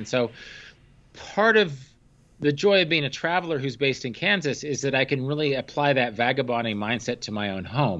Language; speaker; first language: English; native; English